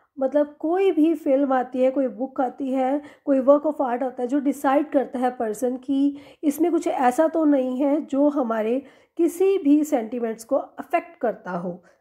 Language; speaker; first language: Hindi; non-native, local second language; Punjabi